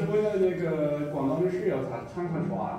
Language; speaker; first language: Chinese; non-native, learner; English